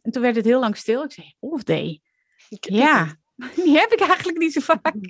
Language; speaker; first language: Dutch; native; Dutch